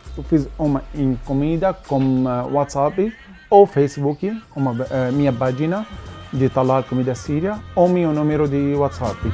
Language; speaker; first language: Portuguese; non-native, learner; Arabic